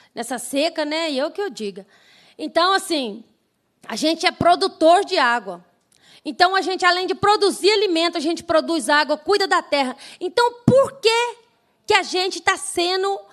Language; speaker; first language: Portuguese; native; Portuguese